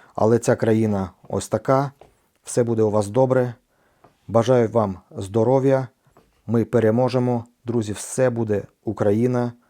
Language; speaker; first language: Ukrainian; non-native, local second language; Russian